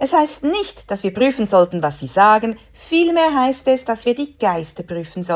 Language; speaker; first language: German; native; German